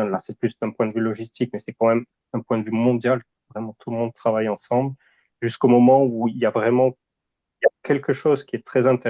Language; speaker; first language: French; native; French